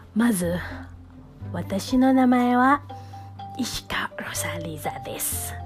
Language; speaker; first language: Japanese; non-native, fluent; Filipino